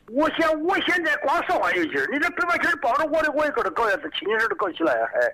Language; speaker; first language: Chinese; native; Chinese